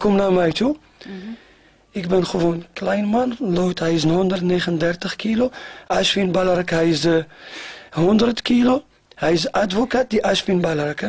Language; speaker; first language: Dutch; non-native, learner; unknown